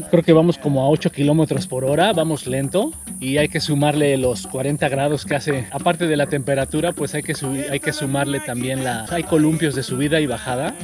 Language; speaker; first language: Spanish; native; Spanish